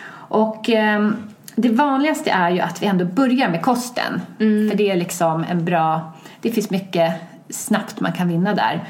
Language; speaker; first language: Swedish; native; Swedish